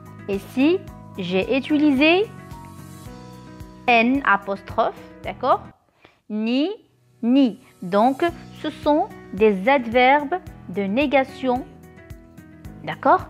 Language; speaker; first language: French; non-native, local second language; Arabic